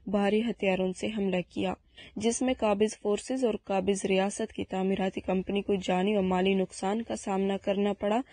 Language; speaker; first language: Urdu; non-native, local second language; Baluchi